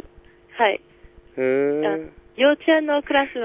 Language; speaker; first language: Japanese; non-native, learner; English